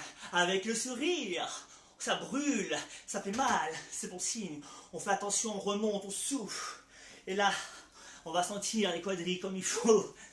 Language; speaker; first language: French; native; French